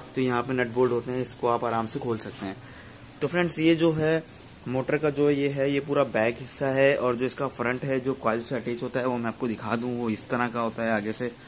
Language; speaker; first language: Urdu; native; Urdu